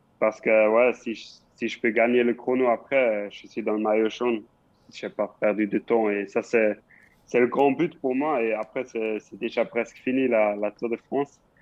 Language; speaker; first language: French; non-native, local second language; Swiss German